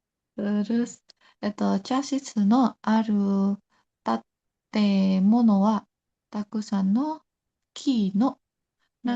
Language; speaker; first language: Japanese; non-native, learner; Indonesian